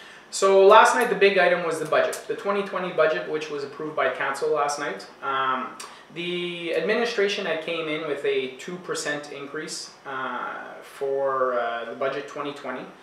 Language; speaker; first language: English; non-native, local second language; French